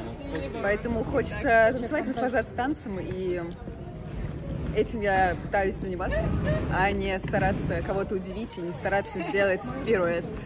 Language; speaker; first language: Russian; native; Russian